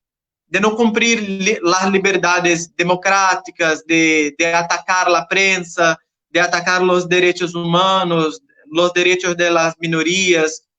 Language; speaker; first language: Spanish; non-native, learner; Portuguese